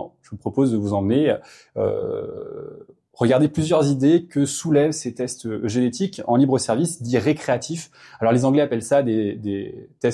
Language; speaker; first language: French; native; French